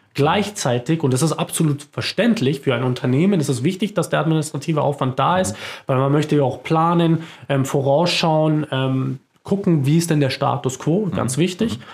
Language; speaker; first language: German; early bilingual, other home language; Croatian